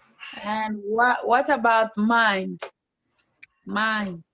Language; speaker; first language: English; non-native, learner; French